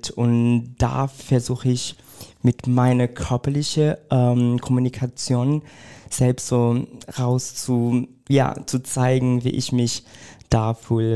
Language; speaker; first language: German; non-native, fluent; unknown